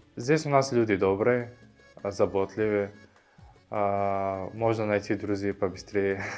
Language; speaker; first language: Russian; non-native, fluent; Arabic